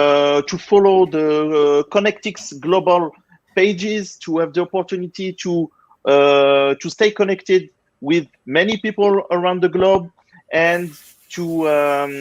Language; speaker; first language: English; non-native, fluent; French